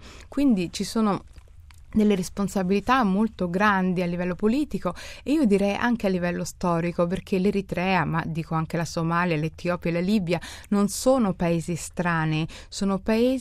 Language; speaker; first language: Italian; early bilingual, other home language; Somali